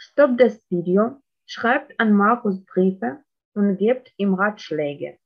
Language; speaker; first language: German; non-native, fluent; Russian